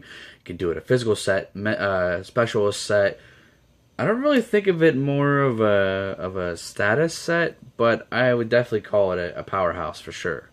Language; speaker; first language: English; native; English